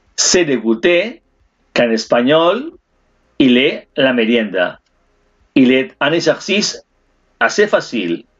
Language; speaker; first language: French; non-native, fluent; Spanish